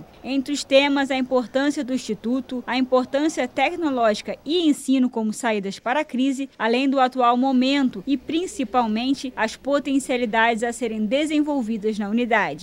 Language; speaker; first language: Portuguese; native; Portuguese